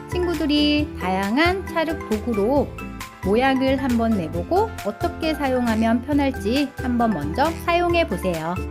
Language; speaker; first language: Korean; native; Korean